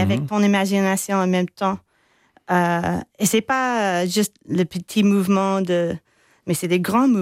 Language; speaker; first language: French; non-native, fluent; English